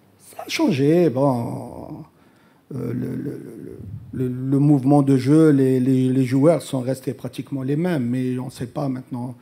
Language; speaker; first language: French; non-native, local second language; Arabic